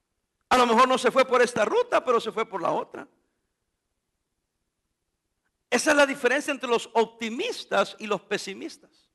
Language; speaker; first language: Spanish; native; Spanish